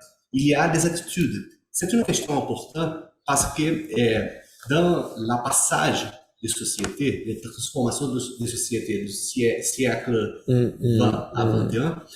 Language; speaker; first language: French; non-native, learner; Portuguese